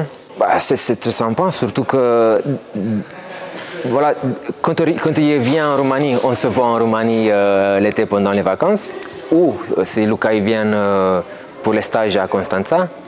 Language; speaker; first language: French; non-native, fluent; Romanian